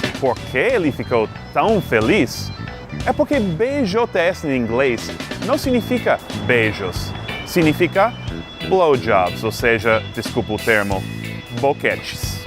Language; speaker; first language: Portuguese; non-native, fluent; English